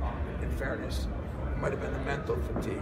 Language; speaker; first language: English; native; English